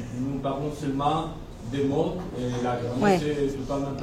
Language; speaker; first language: French; non-native, learner; Spanish